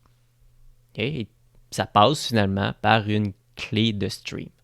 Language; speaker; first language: French; native; French